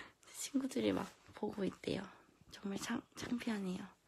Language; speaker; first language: Korean; early bilingual, heritage; Korean